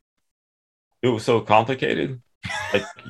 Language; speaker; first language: English; native; English